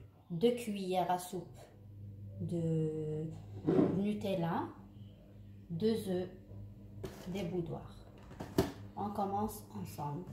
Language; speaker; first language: French; non-native, local second language; Arabic